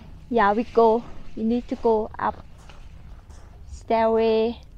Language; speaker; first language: English; non-native, learner; Thai